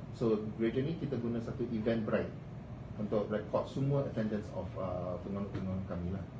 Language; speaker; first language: Malay; non-native, local second language; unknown